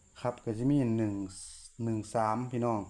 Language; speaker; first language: Thai; non-native, local second language; Northeastern Thai